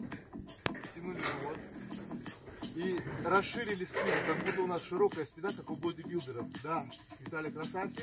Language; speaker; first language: Russian; native; Russian